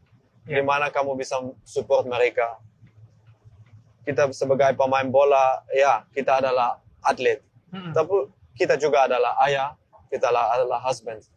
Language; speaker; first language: Indonesian; non-native, learner; Dutch